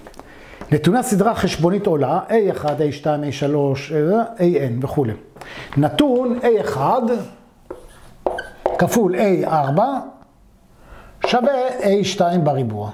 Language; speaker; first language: Hebrew; native; Hebrew